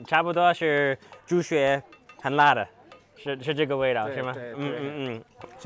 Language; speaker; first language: Chinese; non-native, learner; English